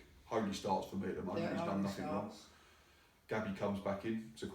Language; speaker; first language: English; native; English